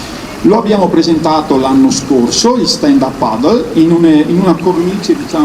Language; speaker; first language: Italian; native; Italian